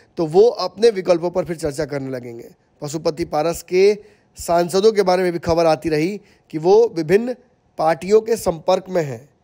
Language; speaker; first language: Hindi; native; Hindi